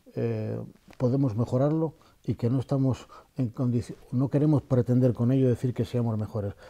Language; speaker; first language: Spanish; native; Spanish